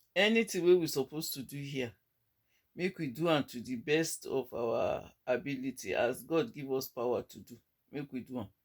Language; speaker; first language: Nigerian Pidgin; non-native, local second language; Yoruba